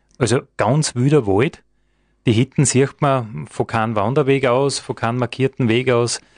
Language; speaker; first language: German; native; German